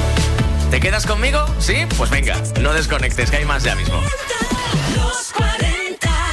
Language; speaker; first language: Spanish; native; Spanish